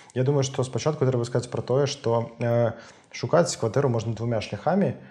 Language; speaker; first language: Belarusian; native; Belarusian